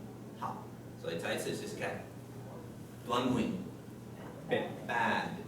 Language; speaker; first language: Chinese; non-native, fluent; English